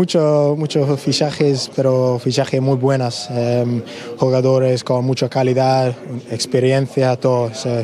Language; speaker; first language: Spanish; non-native, learner; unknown